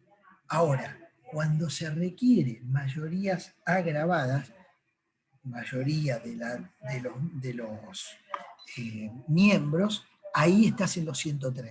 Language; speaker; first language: Spanish; native; Spanish